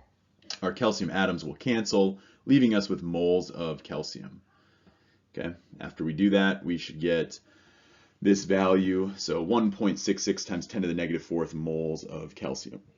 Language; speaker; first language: English; native; English